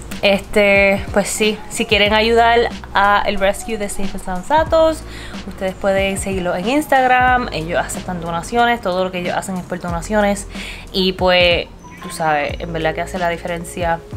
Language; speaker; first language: Spanish; native; Spanish